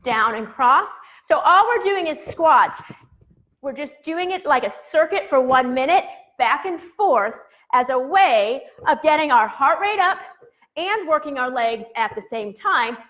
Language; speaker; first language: English; native; English